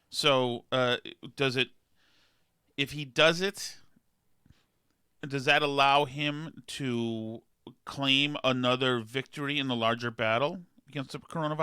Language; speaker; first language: English; native; English